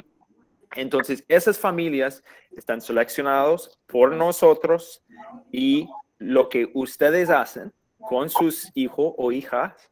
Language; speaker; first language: Spanish; non-native, fluent; English